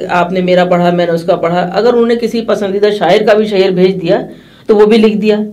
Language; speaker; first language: Urdu; native; Urdu